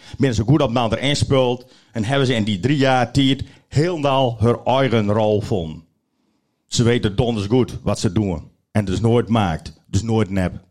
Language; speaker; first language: Dutch; non-native, local second language; Western Frisian